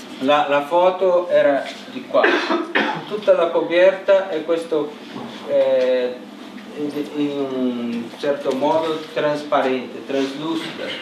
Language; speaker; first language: Italian; non-native, learner; Portuguese